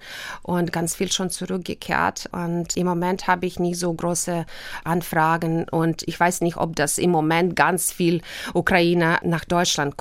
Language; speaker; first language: German; non-native, fluent; Ukrainian